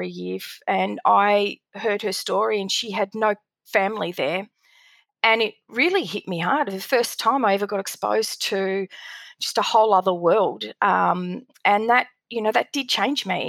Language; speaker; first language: English; early bilingual, other home language; Greek